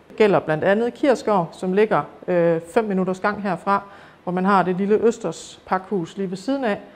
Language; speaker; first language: Danish; native; Danish